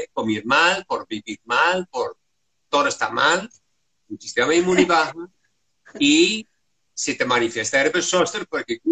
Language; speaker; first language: Spanish; non-native, fluent; Dutch